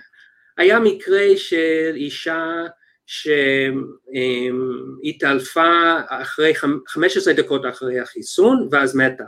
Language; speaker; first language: Hebrew; non-native, fluent; English